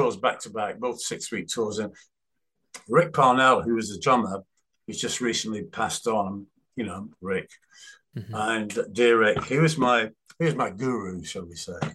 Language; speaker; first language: English; native; English